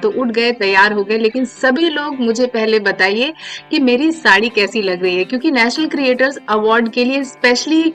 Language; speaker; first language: Hindi; native; Hindi